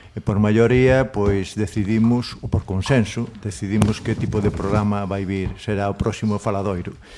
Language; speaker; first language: Galician; non-native, local second language; Spanish